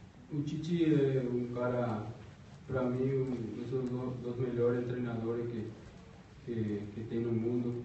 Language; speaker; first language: Portuguese; non-native, fluent; Spanish